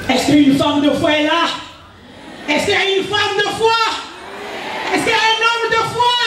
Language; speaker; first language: French; non-native, local second language; Lingala